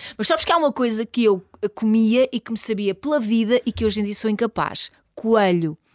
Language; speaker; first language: Portuguese; native; Portuguese